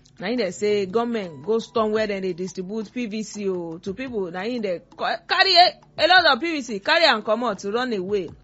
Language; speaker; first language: Nigerian Pidgin; non-native, local second language; Yoruba